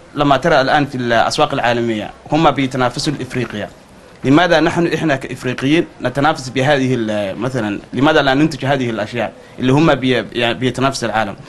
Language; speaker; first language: Arabic; non-native, fluent; Somali